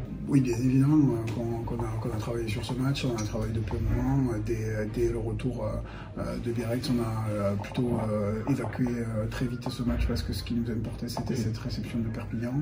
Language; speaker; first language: French; native; French